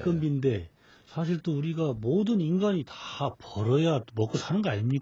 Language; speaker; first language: Korean; native; Korean